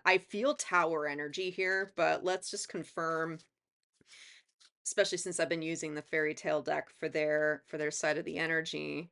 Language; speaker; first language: English; native; English